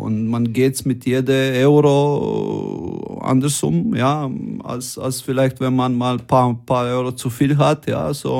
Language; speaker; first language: German; non-native, fluent; Croatian